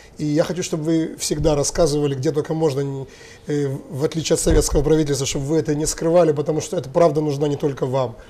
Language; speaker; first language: Russian; native; Russian